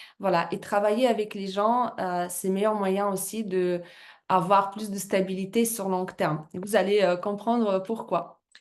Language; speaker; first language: French; non-native, fluent; Russian